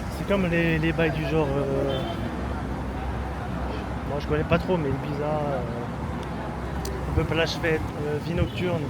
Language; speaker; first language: French; native; French